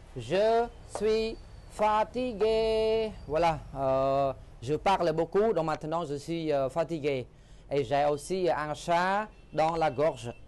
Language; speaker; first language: French; non-native, fluent; Khmer